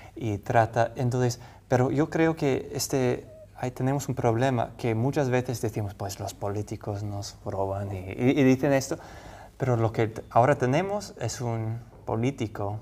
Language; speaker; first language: Spanish; non-native, fluent; English